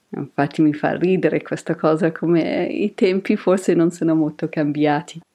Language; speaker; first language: Italian; non-native, fluent; English